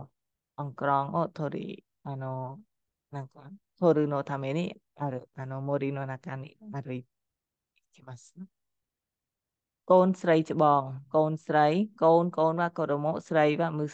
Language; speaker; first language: Japanese; non-native, fluent; Khmer